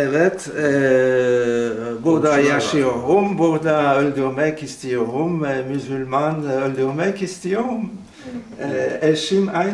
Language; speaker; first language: Turkish; non-native, learner; French